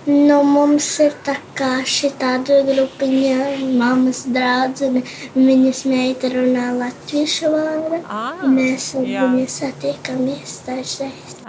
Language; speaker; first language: Latvian; early bilingual, heritage; Latvian